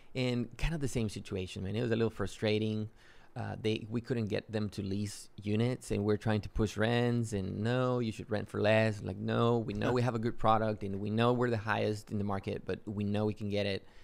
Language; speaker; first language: English; non-native, fluent; Spanish